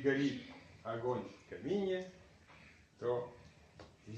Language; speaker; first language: Russian; native; Russian